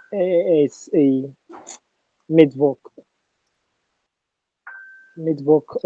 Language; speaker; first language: German; non-native, learner; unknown